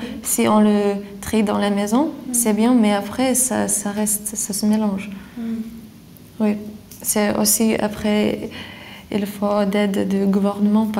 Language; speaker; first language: French; non-native, fluent; Lithuanian